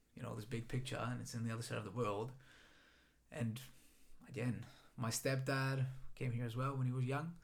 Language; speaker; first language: English; non-native, fluent; Greek